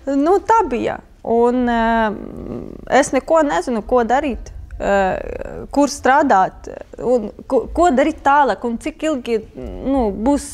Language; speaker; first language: Latvian; non-native, learner; Ukrainian